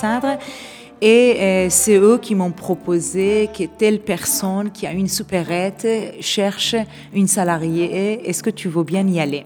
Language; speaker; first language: French; non-native, fluent; Persian